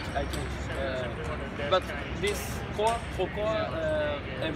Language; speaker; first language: English; non-native, learner; Japanese